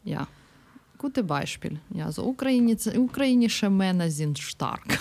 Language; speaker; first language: German; non-native, learner; Ukrainian